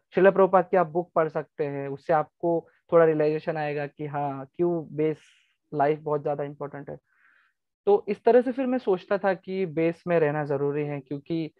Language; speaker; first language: Hindi; non-native, local second language; Gujarati